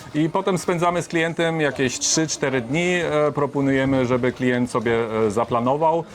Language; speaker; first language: Polish; early bilingual, heritage; Polish